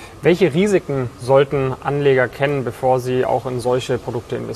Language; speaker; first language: German; native; German